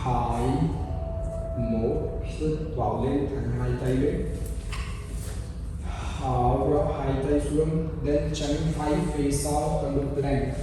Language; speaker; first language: Vietnamese; non-native, fluent; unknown